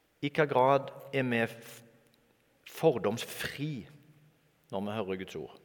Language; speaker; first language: Norwegian; native; Norwegian